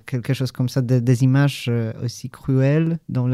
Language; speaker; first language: French; non-native, learner; Polish